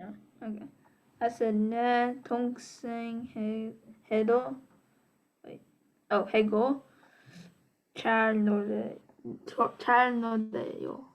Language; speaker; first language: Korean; non-native, learner; English